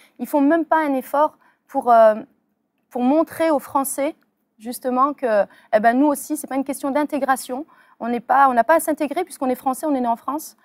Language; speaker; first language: French; early bilingual, other home language; Arabic